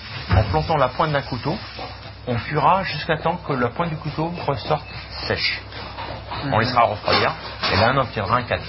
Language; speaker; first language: French; native; French